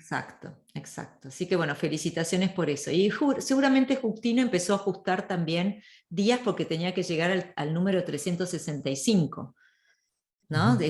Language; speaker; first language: Spanish; native; Spanish